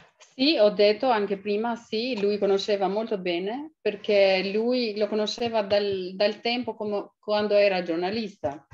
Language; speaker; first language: Italian; non-native, fluent; Albanian